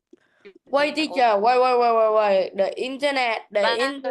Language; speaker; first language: English; non-native, learner; Vietnamese